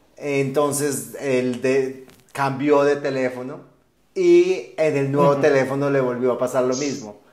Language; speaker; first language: Spanish; native; Spanish